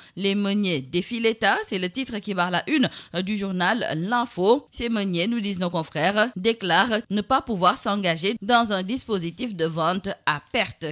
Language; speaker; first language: French; non-native, local second language; Wolof